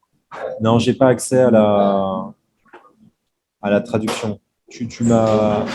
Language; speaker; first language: French; native; French